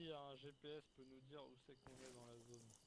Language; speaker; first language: French; native; French